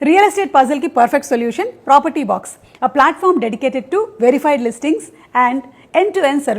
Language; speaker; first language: Telugu; native; Telugu